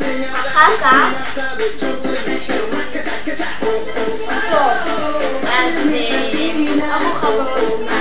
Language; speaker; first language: Hebrew; native; Hebrew